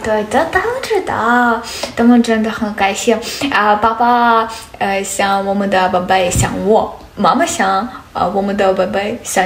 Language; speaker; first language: Chinese; non-native, learner; Russian